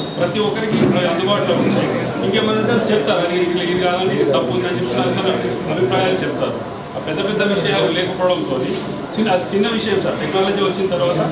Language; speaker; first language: Telugu; native; Telugu